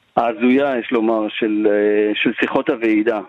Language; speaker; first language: Hebrew; native; Hebrew